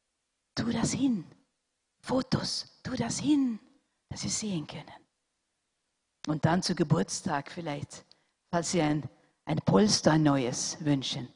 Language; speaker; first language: German; non-native, fluent; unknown